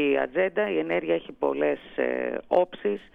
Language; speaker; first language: Greek; native; Greek